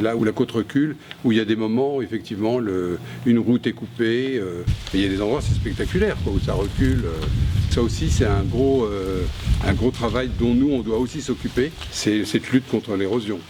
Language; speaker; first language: French; native; French